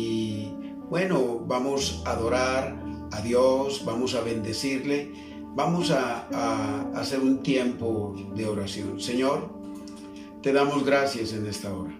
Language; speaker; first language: Spanish; native; Spanish